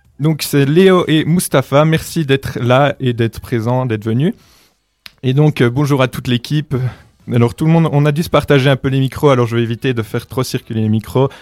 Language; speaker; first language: French; native; French